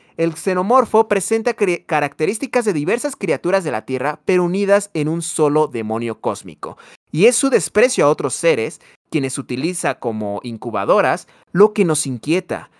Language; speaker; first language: Spanish; native; Spanish